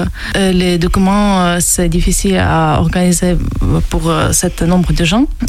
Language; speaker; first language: French; non-native, fluent; Ukrainian